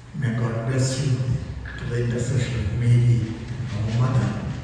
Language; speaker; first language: English; non-native, local second language; Malayalam